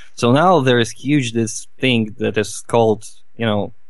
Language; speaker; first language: English; non-native, fluent; Russian